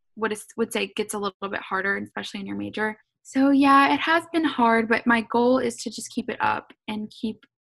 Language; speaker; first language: English; native; English